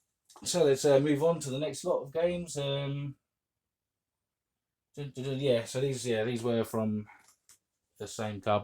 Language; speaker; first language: English; native; English